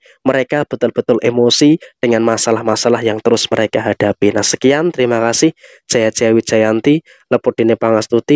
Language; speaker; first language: Indonesian; native; Indonesian